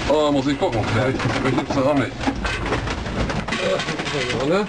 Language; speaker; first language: German; native; German